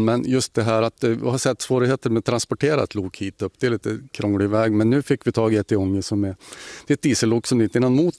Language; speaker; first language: Swedish; native; Swedish